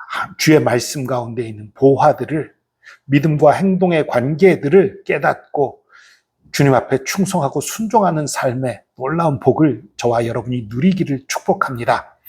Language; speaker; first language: Korean; native; Korean